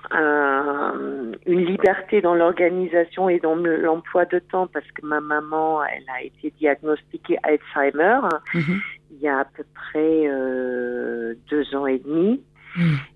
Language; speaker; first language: French; non-native, fluent; German